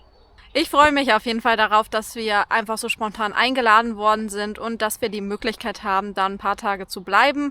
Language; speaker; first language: German; native; German